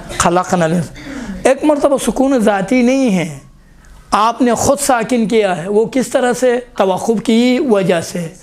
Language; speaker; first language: Urdu; non-native, local second language; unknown